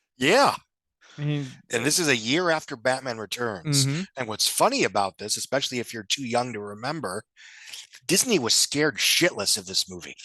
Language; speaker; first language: English; native; English